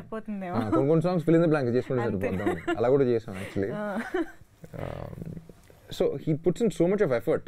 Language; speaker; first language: Telugu; native; Telugu